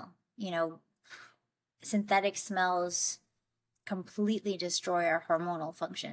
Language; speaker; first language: English; native; English